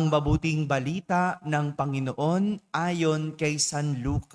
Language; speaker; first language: Filipino; native; Filipino